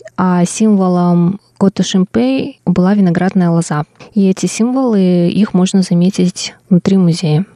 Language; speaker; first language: Russian; native; Russian